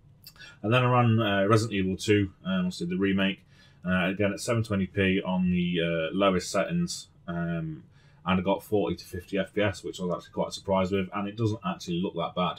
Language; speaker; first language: English; native; English